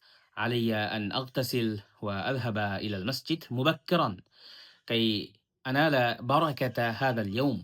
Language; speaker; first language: Arabic; non-native, fluent; Bangla